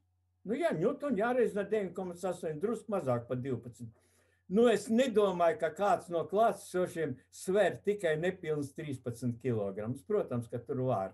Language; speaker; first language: Latvian; native; Latvian